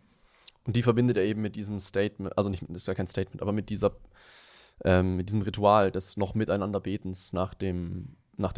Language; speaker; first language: German; native; German